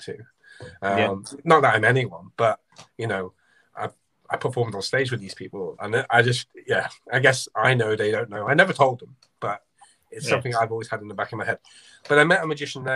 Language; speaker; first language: English; native; English